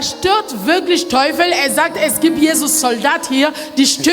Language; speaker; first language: German; non-native, learner; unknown